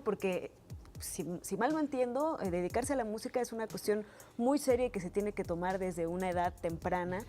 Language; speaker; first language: Spanish; native; Spanish